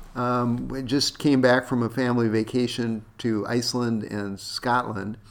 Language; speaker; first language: English; native; English